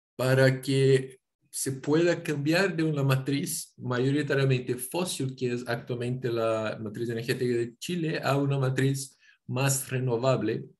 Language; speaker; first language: Spanish; non-native, fluent; Portuguese